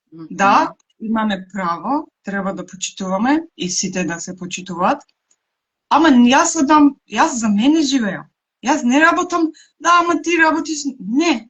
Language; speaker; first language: Macedonian; non-native, local second language; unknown